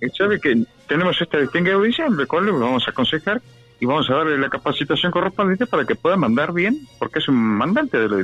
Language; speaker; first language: Spanish; native; Spanish